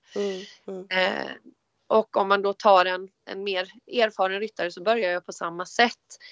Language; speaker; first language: Swedish; native; Swedish